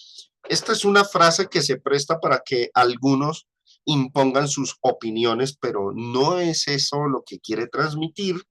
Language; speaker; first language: Spanish; native; Spanish